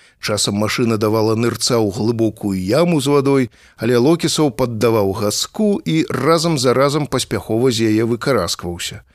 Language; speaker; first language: Belarusian; native; Belarusian